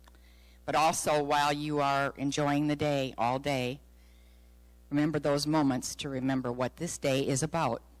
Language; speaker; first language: English; native; English